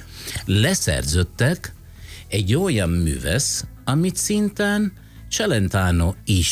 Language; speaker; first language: Hungarian; non-native, fluent; Italian